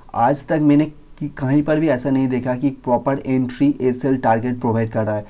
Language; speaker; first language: Hindi; non-native, local second language; Bangla